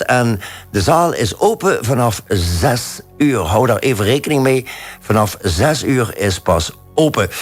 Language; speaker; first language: Dutch; native; Dutch